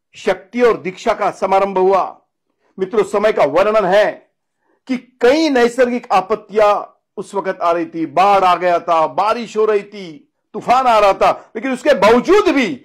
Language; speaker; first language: Hindi; non-native, local second language; Marathi